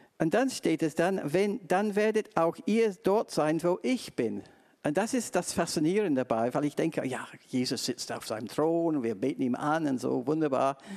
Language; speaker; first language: German; non-native, fluent; English